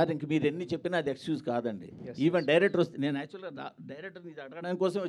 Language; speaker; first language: Telugu; native; Telugu